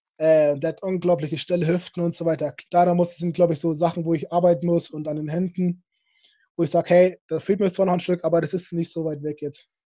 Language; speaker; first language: German; early bilingual, other home language; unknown